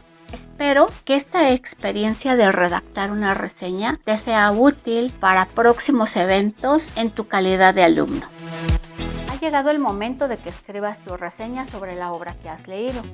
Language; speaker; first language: Spanish; native; Spanish